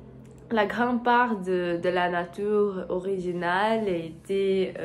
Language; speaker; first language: French; non-native, learner; Portuguese